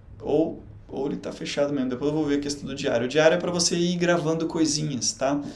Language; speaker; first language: Portuguese; native; Portuguese